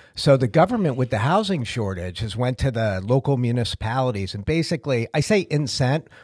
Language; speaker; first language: English; native; English